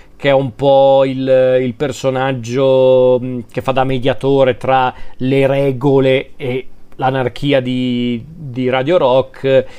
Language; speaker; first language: Italian; native; Italian